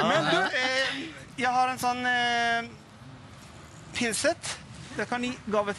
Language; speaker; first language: Norwegian; non-native, fluent; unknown